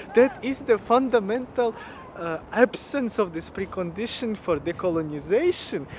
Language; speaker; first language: English; non-native, fluent; Russian